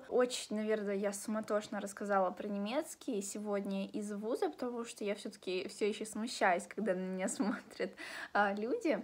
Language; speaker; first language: Russian; native; Russian